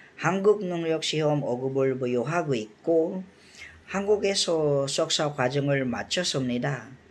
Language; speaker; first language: Korean; non-native, fluent; Filipino